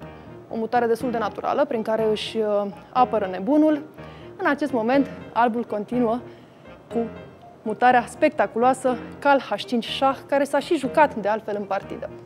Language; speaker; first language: Romanian; native; Romanian